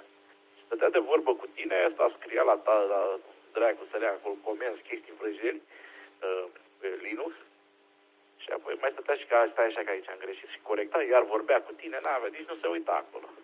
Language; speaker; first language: Romanian; native; Romanian